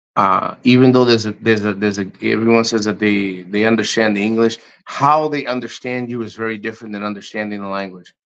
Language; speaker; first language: English; native; English